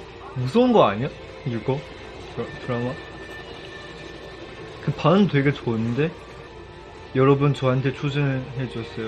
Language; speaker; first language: Korean; non-native, fluent; Chinese